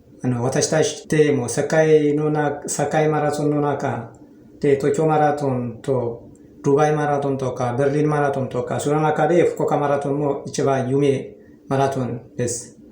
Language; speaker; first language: Japanese; non-native, learner; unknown